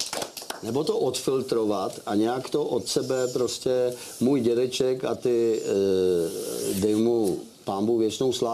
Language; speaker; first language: Czech; native; Czech